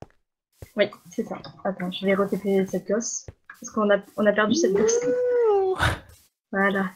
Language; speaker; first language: French; native; French